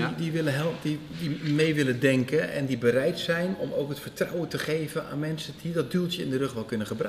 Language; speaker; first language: Dutch; native; Dutch